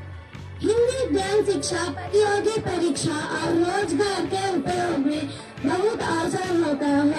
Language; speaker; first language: Hindi; non-native, local second language; Telugu